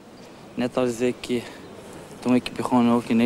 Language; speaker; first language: Dutch; non-native, learner; Portuguese